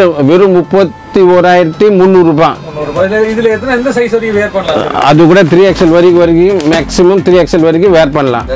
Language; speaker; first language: Tamil; non-native, local second language; Hindi